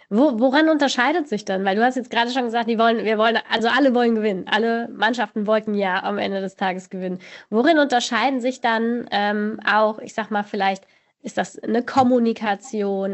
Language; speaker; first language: German; native; German